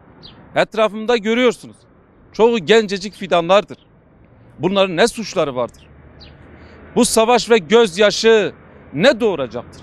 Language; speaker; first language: Turkish; non-native, local second language; Kurdish